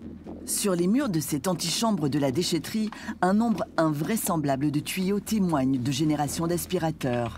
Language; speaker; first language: French; native; French